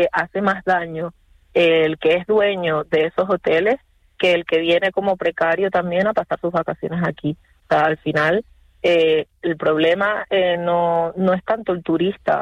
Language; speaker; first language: Spanish; native; Spanish